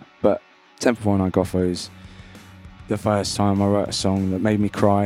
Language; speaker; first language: English; native; English